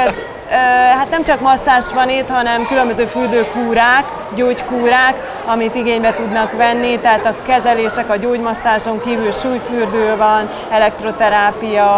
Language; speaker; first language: Hungarian; native; Hungarian